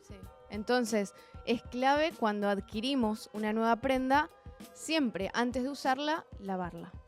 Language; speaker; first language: Spanish; native; Spanish